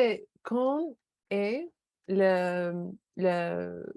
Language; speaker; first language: French; non-native, learner; English